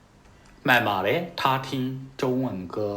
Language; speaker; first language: Chinese; non-native, fluent; Burmese